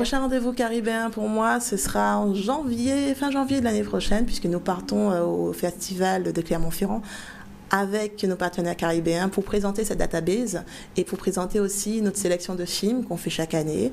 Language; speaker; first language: French; native; French